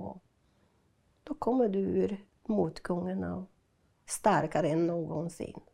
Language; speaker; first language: Swedish; non-native, fluent; Portuguese